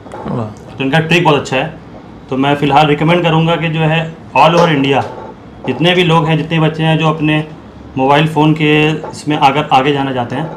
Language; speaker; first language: Hindi; native; Hindi